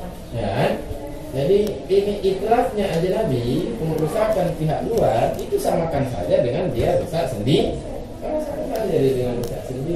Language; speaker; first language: Indonesian; native; Indonesian